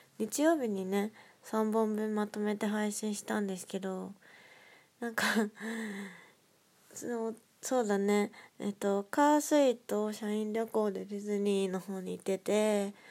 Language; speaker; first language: Japanese; native; Japanese